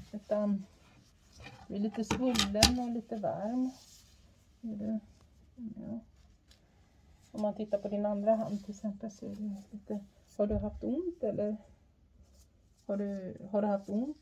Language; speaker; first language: Swedish; native; Swedish